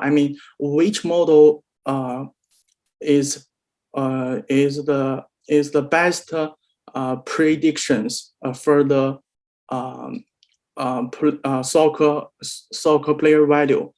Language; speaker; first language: English; non-native, learner; Chinese